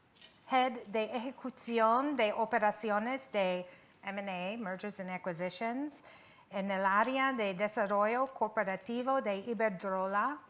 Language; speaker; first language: Spanish; non-native, fluent; English